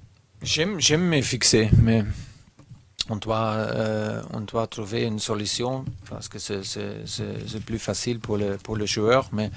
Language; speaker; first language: French; non-native, learner; German